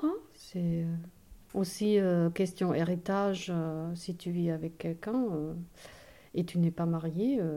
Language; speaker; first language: French; non-native, fluent; German